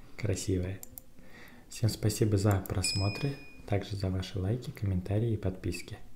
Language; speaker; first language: Russian; native; Russian